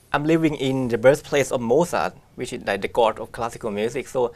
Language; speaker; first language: English; non-native, fluent; Thai